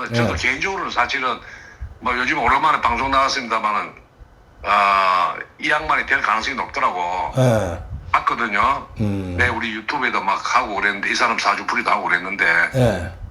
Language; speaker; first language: Korean; native; Korean